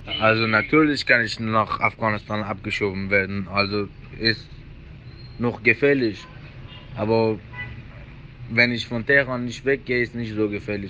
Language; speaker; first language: German; non-native, learner; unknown